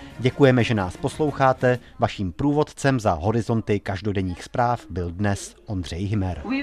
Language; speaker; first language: Czech; native; Czech